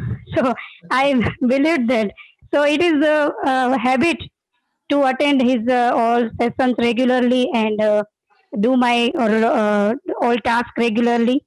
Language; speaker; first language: English; non-native, learner; Gujarati